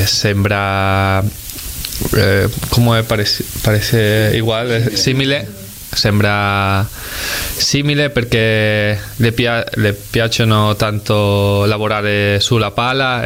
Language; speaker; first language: Italian; non-native, fluent; Spanish